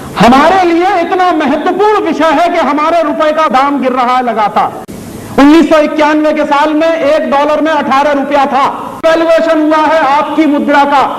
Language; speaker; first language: Hindi; native; Hindi